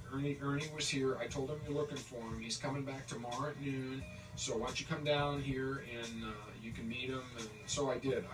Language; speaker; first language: English; native; English